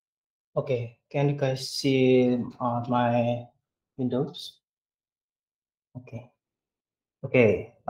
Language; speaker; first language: English; non-native, learner; Indonesian